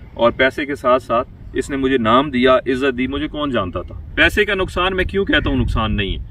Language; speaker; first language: Hindi; non-native, local second language; Punjabi